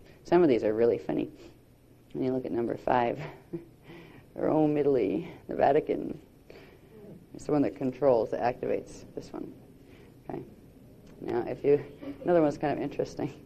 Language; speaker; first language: English; native; English